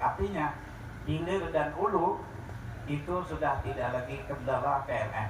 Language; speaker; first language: Indonesian; native; Indonesian